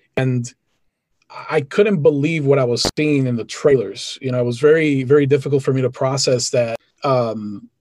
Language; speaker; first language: English; early bilingual, other home language; Spanish